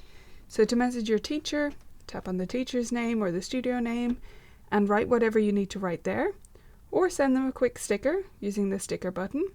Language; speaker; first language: English; native; English